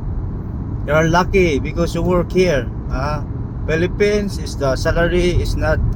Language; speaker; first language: English; non-native, learner; Nepali